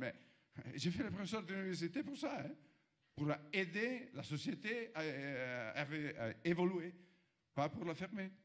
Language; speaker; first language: French; non-native, fluent; Italian